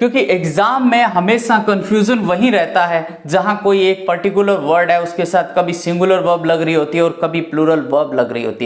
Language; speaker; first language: Hindi; native; Hindi